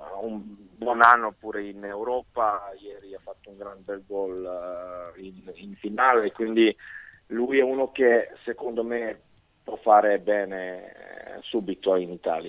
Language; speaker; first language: Italian; non-native, fluent; Serbian